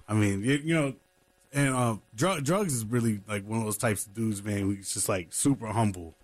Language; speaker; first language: English; native; English